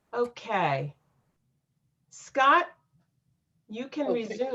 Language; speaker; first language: English; native; English